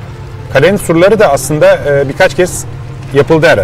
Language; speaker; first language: Turkish; native; Turkish